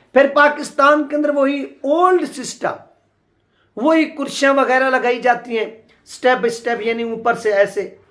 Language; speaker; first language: Urdu; native; Urdu